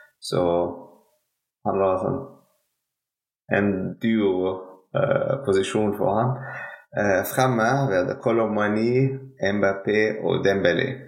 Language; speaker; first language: Norwegian; non-native, fluent; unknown